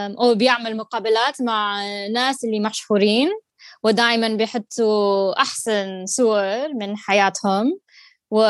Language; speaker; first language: Arabic; non-native, learner; English